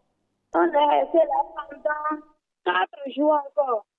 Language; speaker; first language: French; non-native, learner; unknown